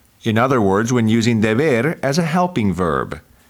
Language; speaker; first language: English; native; English